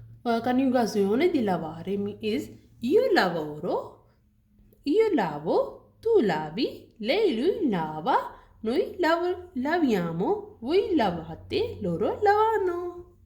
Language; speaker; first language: Italian; non-native, learner; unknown